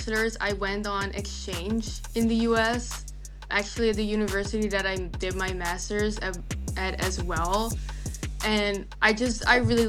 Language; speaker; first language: English; non-native, fluent; Dutch